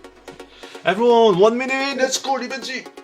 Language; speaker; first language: English; non-native, learner; Korean